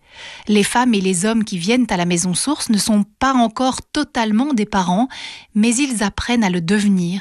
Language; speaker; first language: French; native; French